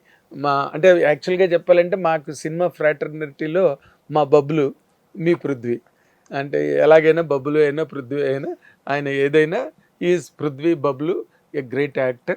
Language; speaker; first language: Telugu; native; Telugu